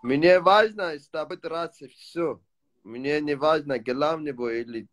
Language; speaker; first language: Russian; non-native, learner; Tajik